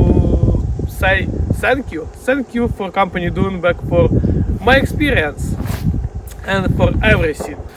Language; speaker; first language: English; non-native, learner; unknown